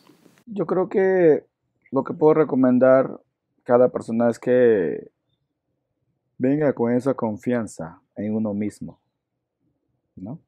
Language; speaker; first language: Spanish; non-native, local second language; Shipibo-Conibo